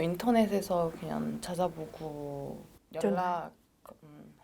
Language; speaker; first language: Korean; non-native, fluent; French